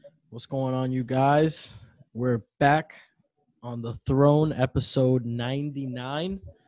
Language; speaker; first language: English; early bilingual, other home language; Spanish